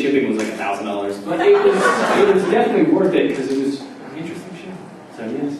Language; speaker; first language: English; native; English